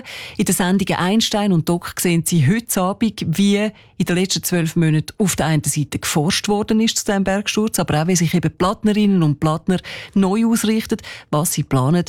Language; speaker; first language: German; native; German